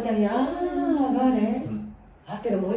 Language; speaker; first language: Spanish; non-native, fluent; Japanese